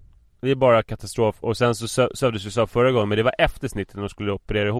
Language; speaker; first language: Swedish; native; Swedish